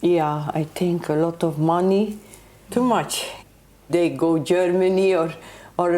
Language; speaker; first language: English; non-native, learner; Dutch